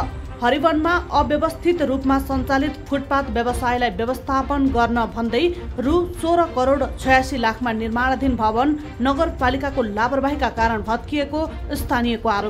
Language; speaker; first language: Nepali; native; Nepali